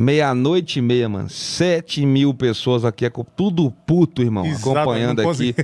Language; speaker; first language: Portuguese; native; Portuguese